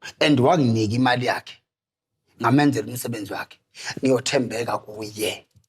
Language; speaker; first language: Zulu; native; Zulu